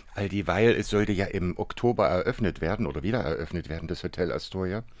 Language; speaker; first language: German; native; German